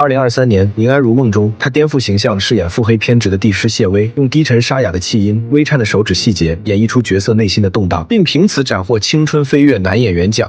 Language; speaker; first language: Chinese; native; Chinese